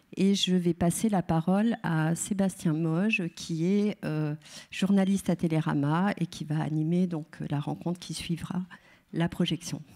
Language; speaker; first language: French; native; French